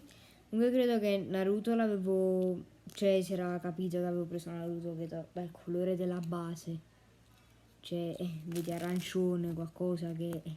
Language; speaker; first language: Italian; native; Italian